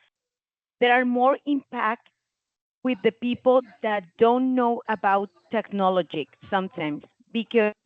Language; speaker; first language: English; non-native, learner; Spanish